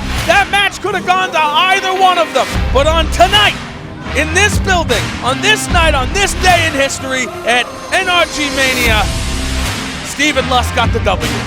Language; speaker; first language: English; native; English